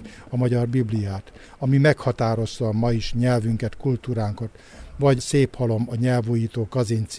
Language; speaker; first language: Hungarian; native; Hungarian